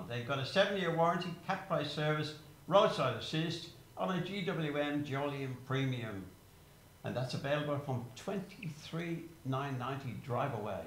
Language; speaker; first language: English; native; English